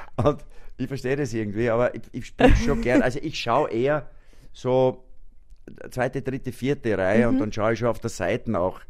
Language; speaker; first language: German; native; German